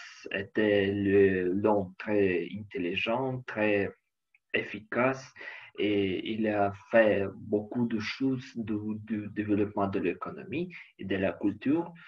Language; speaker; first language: French; non-native, learner; Ukrainian